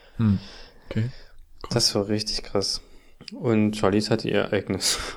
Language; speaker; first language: German; native; German